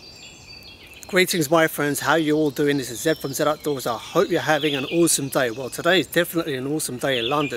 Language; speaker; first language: English; native; English